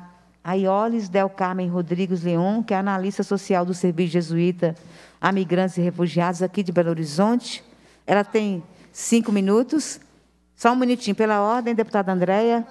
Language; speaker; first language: Portuguese; native; Portuguese